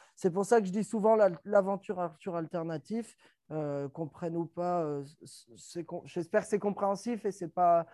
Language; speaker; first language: French; native; French